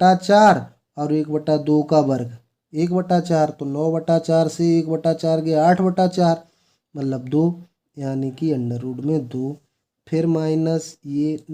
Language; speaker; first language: Hindi; native; Hindi